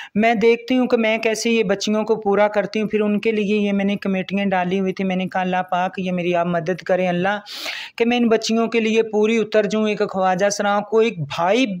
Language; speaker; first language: Urdu; non-native, local second language; Punjabi